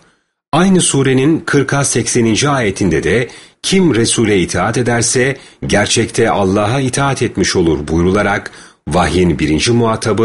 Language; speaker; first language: Turkish; native; Turkish